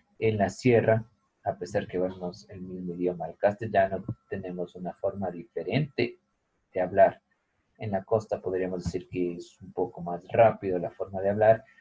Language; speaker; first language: Spanish; native; Spanish